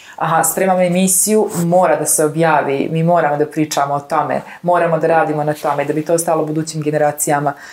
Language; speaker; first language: Bosnian; native; Bosnian